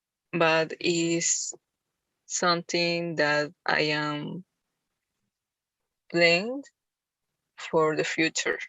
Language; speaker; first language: English; non-native, learner; Spanish